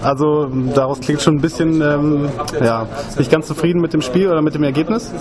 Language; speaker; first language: German; native; German